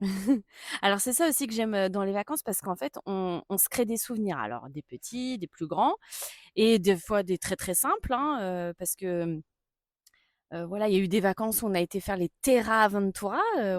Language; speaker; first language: French; native; French